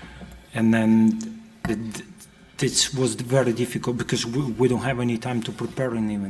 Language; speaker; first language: English; non-native, fluent; Russian